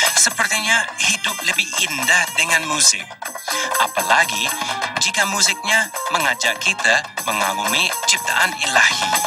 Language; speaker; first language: Indonesian; non-native, fluent; English